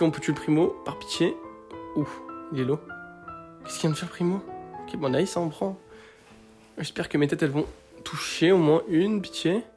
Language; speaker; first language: French; native; French